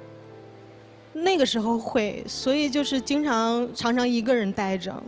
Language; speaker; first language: Chinese; native; Chinese